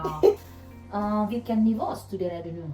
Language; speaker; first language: Swedish; non-native, learner; Indonesian